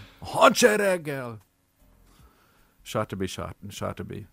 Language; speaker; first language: Hungarian; non-native, learner; English